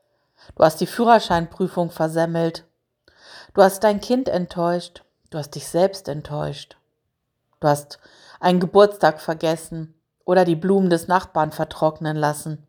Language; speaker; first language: German; native; German